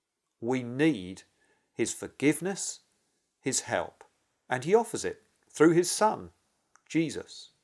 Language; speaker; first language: English; native; English